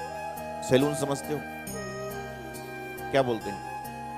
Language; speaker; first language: Hindi; native; Hindi